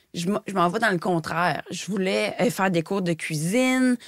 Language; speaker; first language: French; native; French